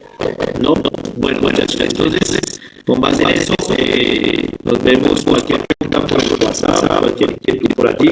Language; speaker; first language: Spanish; native; Spanish